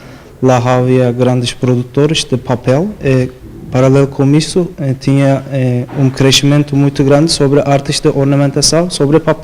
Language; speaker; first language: Portuguese; non-native, fluent; Turkish